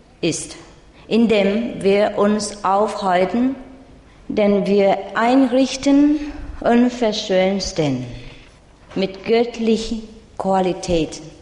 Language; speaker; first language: German; non-native, learner; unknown